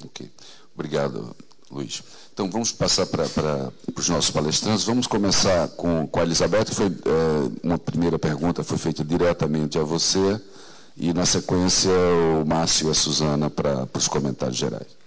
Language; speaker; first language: Portuguese; native; Portuguese